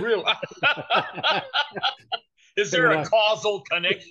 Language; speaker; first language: English; native; English